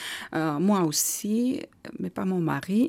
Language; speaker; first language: French; non-native, learner; Armenian